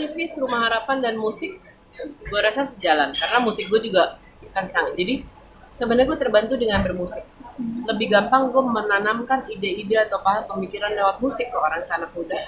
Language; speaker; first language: Indonesian; early bilingual, other home language; German